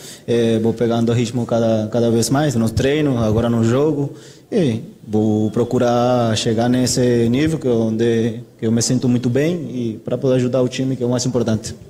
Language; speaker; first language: Portuguese; non-native, fluent; Spanish